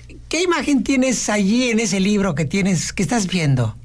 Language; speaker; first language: Spanish; native; Spanish